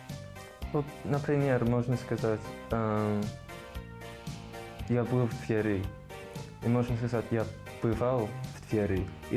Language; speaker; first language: Russian; non-native, learner; English